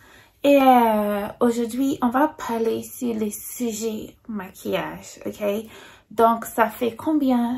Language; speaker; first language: French; non-native, fluent; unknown